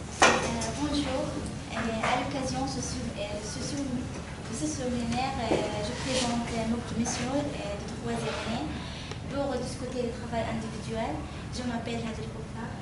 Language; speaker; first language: French; non-native, fluent; Arabic